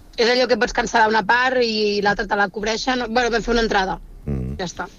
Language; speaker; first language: Catalan; non-native, local second language; Spanish